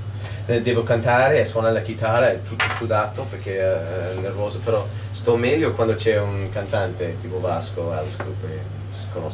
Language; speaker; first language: Italian; non-native, learner; English